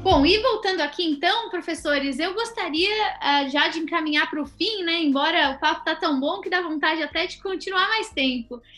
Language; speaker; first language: Portuguese; native; Portuguese